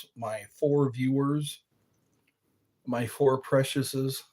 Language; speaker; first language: English; native; English